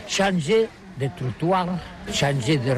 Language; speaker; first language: French; non-native, learner; Catalan